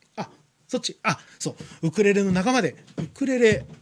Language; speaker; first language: Japanese; native; Japanese